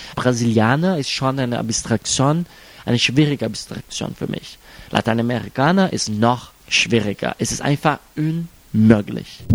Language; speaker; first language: German; non-native, fluent; Portuguese